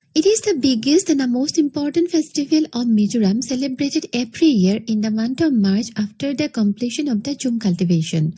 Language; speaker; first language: English; non-native, local second language; Assamese